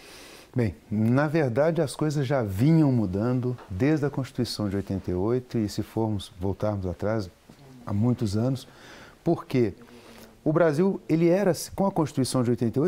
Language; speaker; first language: Portuguese; native; Portuguese